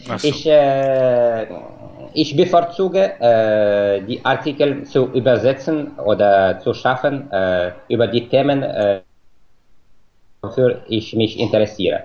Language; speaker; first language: German; non-native, fluent; Russian